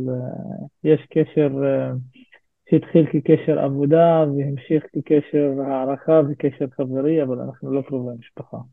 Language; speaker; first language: Hebrew; non-native, local second language; Arabic